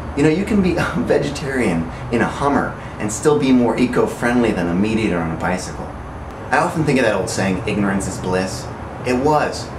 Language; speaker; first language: English; native; English